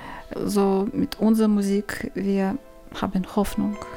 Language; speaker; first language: German; non-native, learner; Ukrainian